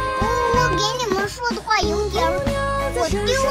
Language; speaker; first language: Chinese; non-native, local second language; Uyghur